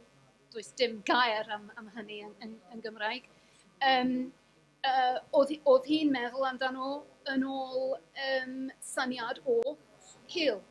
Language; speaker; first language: Welsh; non-native, fluent; English